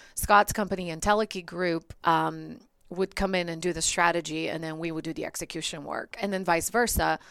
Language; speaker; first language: English; early bilingual, other home language; Bulgarian